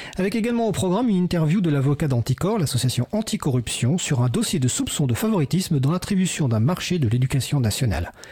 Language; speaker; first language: French; native; French